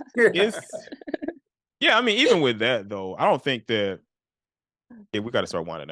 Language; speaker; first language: English; native; English